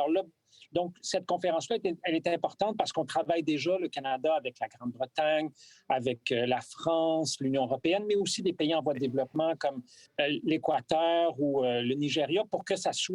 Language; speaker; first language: French; native; French